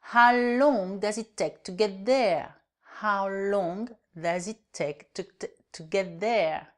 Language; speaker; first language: English; non-native, fluent; French